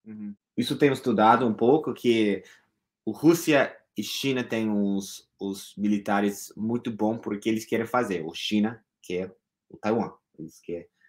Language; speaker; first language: Portuguese; non-native, fluent; English